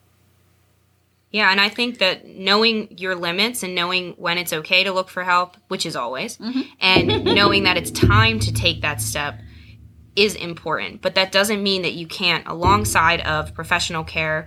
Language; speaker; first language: English; native; English